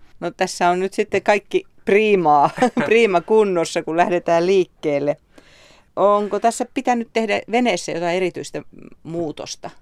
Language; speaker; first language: Finnish; native; Finnish